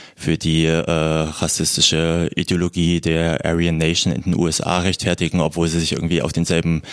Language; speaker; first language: German; native; German